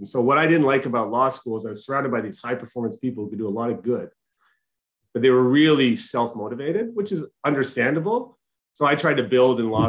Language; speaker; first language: English; native; English